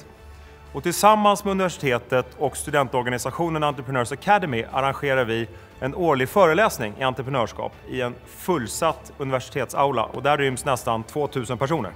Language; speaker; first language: Swedish; native; Swedish